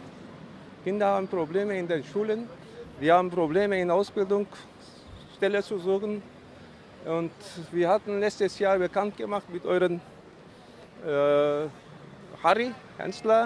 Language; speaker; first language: German; early bilingual, other home language; Turkish